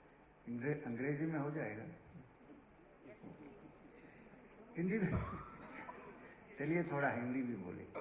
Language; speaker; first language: Hindi; non-native, local second language; Malayalam